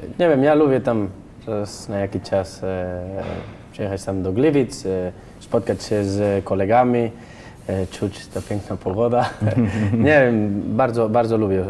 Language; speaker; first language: Polish; non-native, fluent; Spanish